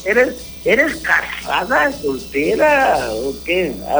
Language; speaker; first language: Spanish; native; Spanish